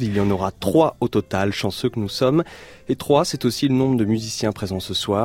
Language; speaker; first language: French; native; French